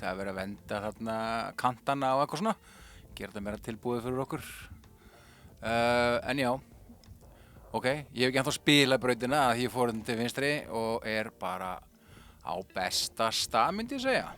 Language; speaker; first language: Icelandic; native; Icelandic